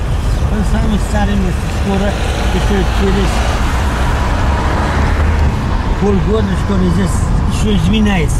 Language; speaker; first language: Russian; non-native, local second language; Uzbek